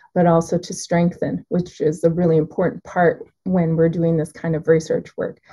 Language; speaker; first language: English; native; English